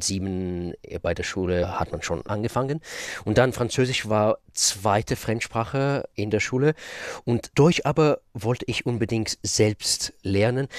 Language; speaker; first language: German; non-native, fluent; Russian